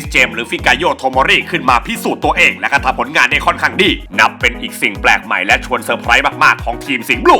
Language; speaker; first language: Thai; native; Thai